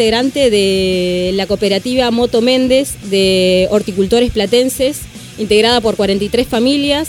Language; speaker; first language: Spanish; native; Spanish